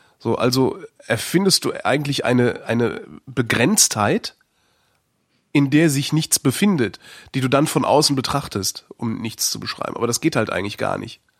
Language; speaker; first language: German; native; German